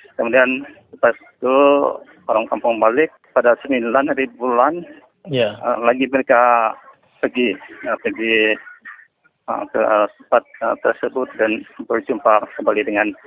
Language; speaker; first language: Malay; non-native, local second language; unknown